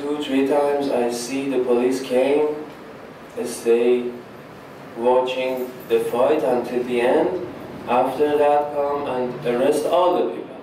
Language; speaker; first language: English; non-native, learner; Persian